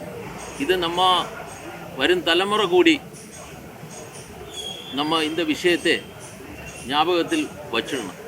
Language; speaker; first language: Tamil; non-native, learner; Malayalam